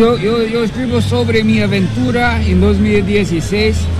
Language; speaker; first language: Spanish; non-native, learner; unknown